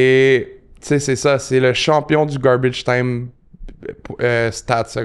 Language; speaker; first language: French; native; French